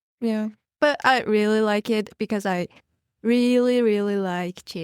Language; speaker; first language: English; non-native, learner; Mongolian